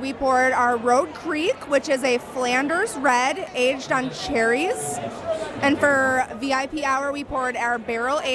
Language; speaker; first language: English; native; English